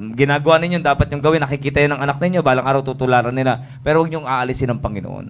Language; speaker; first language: Filipino; native; Filipino